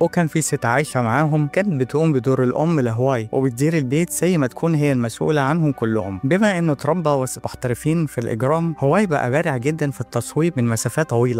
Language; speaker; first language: Arabic; native; Arabic